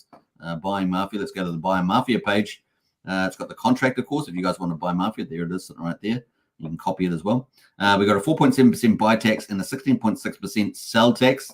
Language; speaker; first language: English; native; English